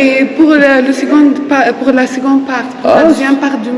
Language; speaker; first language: French; non-native, fluent; Arabic